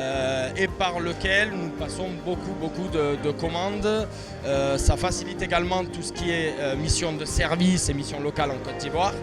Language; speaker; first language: French; native; French